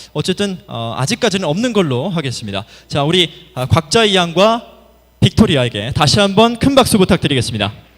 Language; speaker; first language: Korean; native; Korean